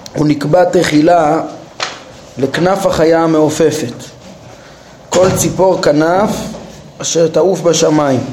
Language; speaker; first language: Hebrew; native; Hebrew